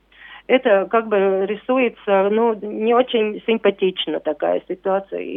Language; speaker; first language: Russian; non-native, local second language; Latvian